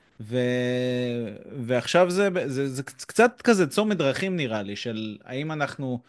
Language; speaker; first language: Hebrew; native; Hebrew